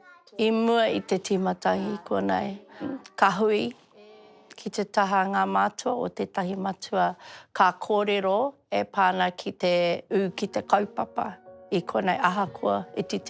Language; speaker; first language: Māori; non-native, local second language; English